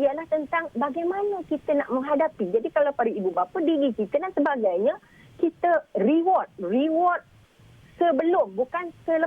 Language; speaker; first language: Malay; native; Malay